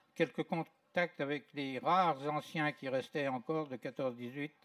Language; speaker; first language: French; native; French